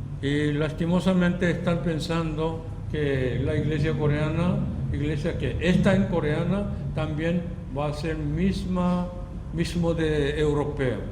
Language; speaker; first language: Spanish; non-native, learner; Korean